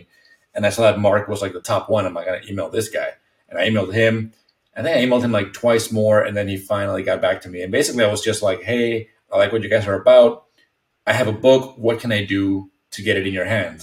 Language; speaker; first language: English; non-native, fluent; Spanish